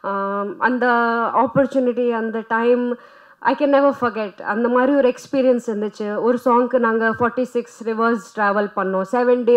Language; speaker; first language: Tamil; non-native, fluent; Punjabi